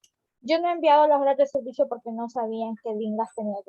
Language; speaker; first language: Spanish; native; Spanish